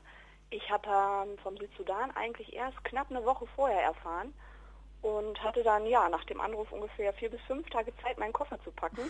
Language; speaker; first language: German; native; German